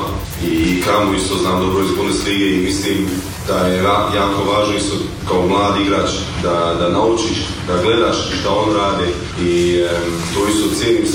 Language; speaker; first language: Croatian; early bilingual, heritage; Croatian